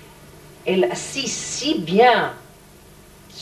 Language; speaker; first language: French; non-native, learner; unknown